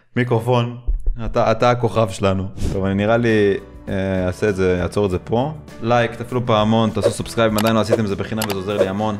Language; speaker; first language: Hebrew; native; Hebrew